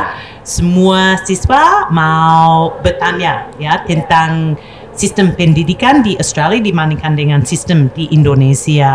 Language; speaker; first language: Indonesian; non-native, fluent; English